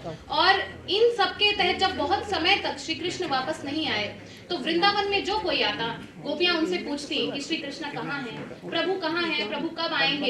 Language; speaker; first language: Hindi; native; Hindi